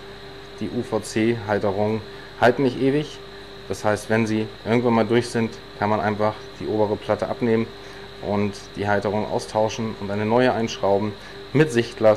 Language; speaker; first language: German; native; German